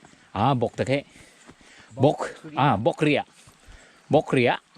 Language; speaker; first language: Japanese; non-native, learner; Filipino